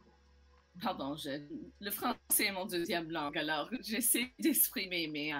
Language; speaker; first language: French; non-native, local second language; English